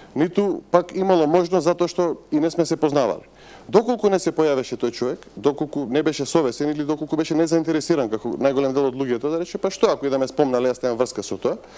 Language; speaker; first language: Macedonian; native; Macedonian